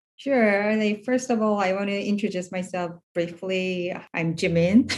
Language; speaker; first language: English; non-native, fluent; Korean